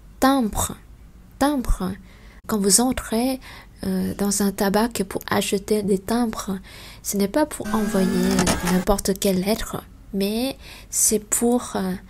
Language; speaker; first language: French; non-native, fluent; Vietnamese